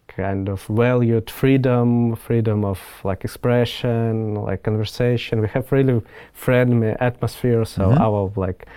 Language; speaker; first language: English; non-native, fluent; Ukrainian